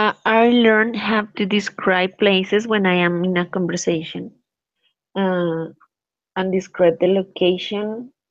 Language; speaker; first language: English; non-native, learner; Spanish